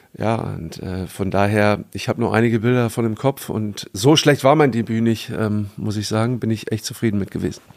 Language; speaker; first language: German; native; German